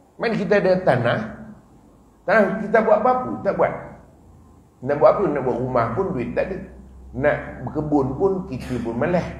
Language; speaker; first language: Malay; native; Malay